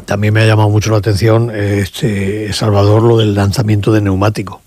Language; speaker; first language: Spanish; native; Spanish